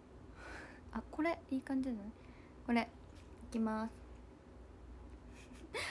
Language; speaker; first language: Japanese; native; Japanese